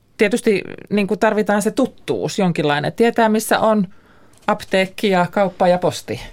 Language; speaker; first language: Finnish; native; Finnish